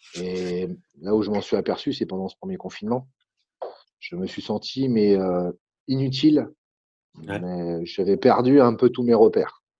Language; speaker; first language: French; native; French